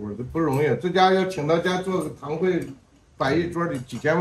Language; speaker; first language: Chinese; native; Chinese